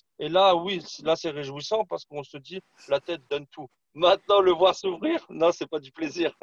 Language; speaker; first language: French; non-native, fluent; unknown